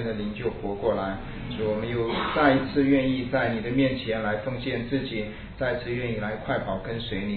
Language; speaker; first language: Chinese; native; Chinese